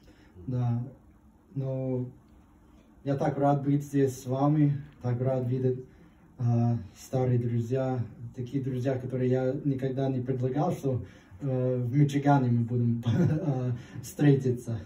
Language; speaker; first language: Russian; non-native, fluent; English